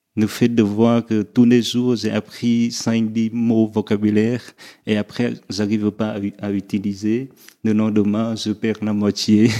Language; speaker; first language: French; non-native, fluent; Vietnamese